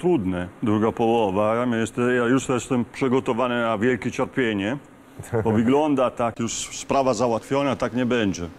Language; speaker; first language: Polish; non-native, fluent; Italian